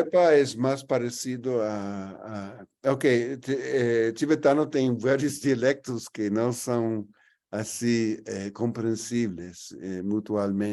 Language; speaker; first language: Portuguese; non-native, fluent; English